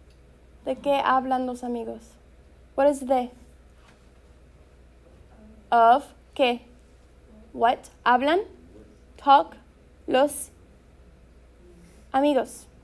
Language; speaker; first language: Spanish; non-native, fluent; English